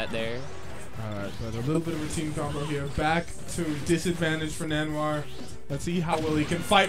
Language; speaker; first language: English; native; English